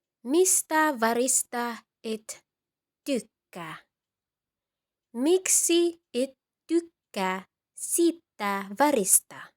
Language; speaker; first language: Finnish; non-native, learner; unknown